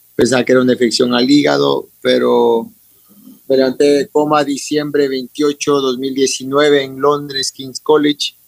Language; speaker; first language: Spanish; native; Spanish